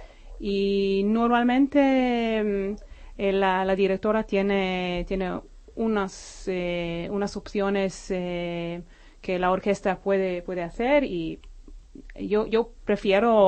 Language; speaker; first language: Spanish; non-native, fluent; Hebrew